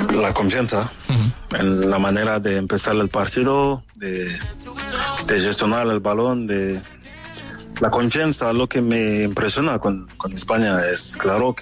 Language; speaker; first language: Spanish; non-native, fluent; French